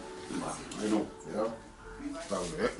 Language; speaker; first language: German; non-native, learner; Portuguese